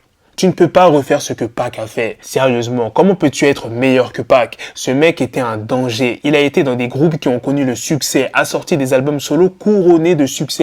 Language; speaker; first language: French; native; French